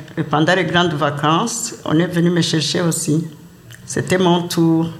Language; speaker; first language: French; non-native, local second language; Rundi